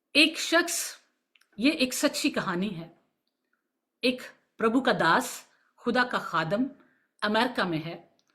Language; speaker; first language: Urdu; non-native, local second language; Punjabi